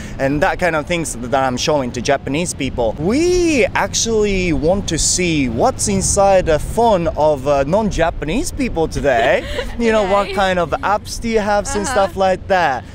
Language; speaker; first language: English; non-native, fluent; Japanese